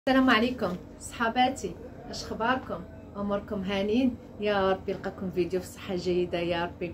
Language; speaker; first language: Arabic; native; Arabic